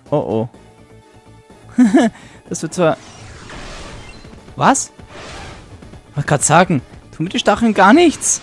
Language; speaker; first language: German; native; German